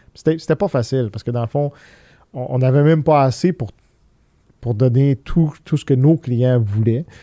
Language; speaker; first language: French; early bilingual, other home language; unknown